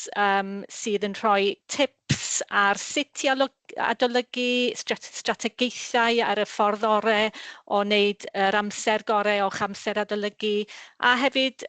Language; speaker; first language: Welsh; native; Welsh